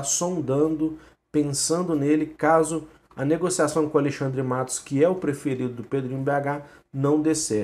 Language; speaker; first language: Portuguese; native; Portuguese